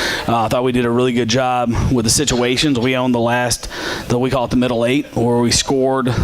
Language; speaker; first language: English; native; English